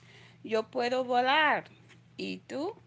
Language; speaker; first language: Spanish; non-native, learner; English